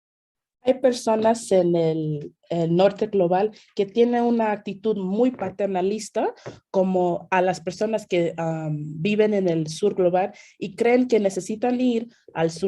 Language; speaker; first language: Spanish; early bilingual, heritage; Spanish